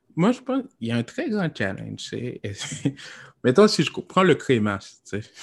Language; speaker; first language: French; native; French